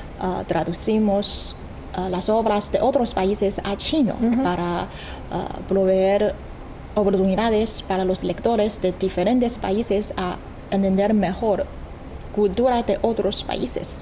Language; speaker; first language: Spanish; non-native, fluent; Chinese